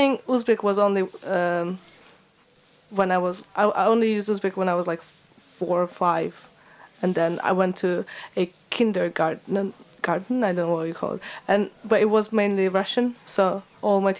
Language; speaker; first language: English; non-native, fluent; Uzbek